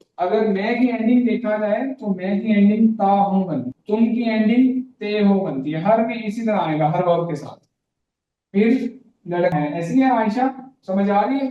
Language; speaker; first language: Urdu; native; Urdu